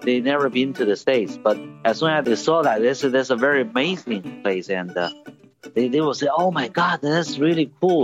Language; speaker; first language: English; non-native, learner; Chinese